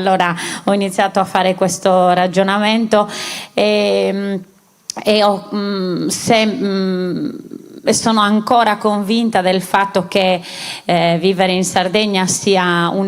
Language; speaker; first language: Italian; native; Italian